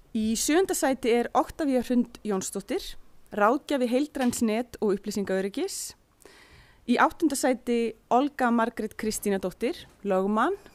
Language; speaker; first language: Icelandic; native; Icelandic